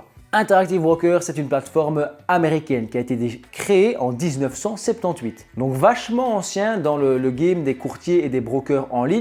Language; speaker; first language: French; native; French